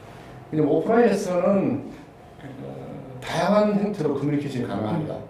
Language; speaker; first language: Korean; native; Korean